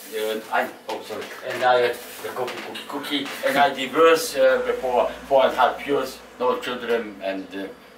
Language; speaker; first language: English; non-native, learner; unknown